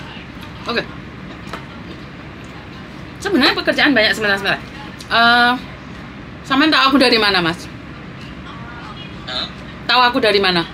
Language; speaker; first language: Indonesian; non-native, local second language; Javanese